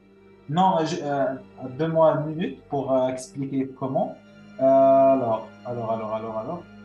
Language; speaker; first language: French; non-native, local second language; Arabic